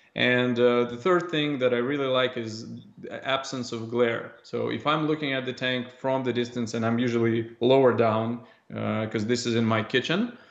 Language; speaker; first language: English; non-native, fluent; Russian